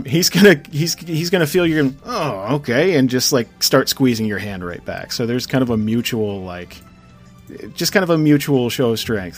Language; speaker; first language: English; native; English